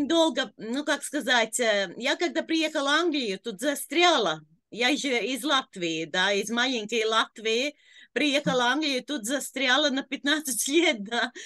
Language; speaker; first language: Russian; non-native, local second language; Latvian